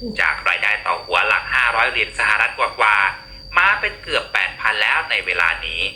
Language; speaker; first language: Thai; native; Thai